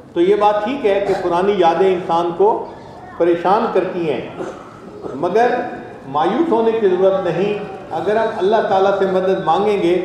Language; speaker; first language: Urdu; non-native, local second language; Punjabi